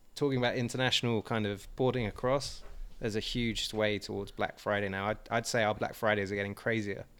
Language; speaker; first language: English; native; English